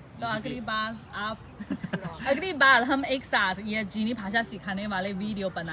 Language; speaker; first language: Hindi; non-native, fluent; Chinese